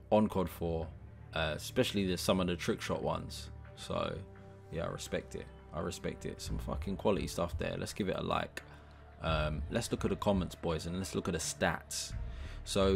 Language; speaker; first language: English; native; English